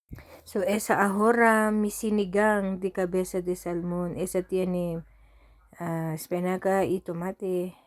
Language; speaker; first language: Spanish; non-native, learner; Filipino